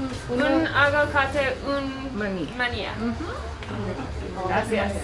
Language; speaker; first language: Spanish; non-native, learner; English